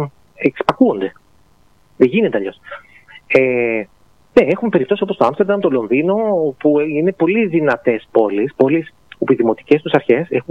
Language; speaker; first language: Greek; native; Greek